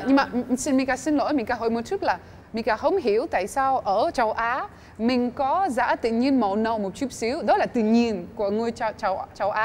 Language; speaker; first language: Vietnamese; non-native, fluent; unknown